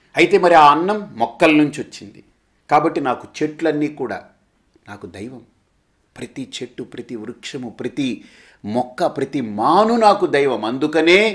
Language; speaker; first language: Telugu; native; Telugu